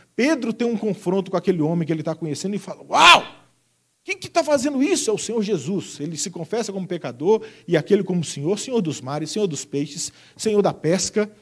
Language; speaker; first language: Portuguese; native; Portuguese